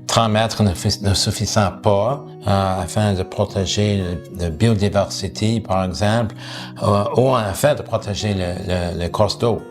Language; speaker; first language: French; non-native, local second language; English